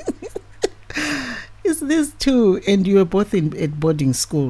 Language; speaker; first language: English; non-native, local second language; Shona